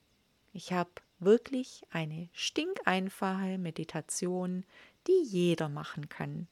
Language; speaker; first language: German; native; German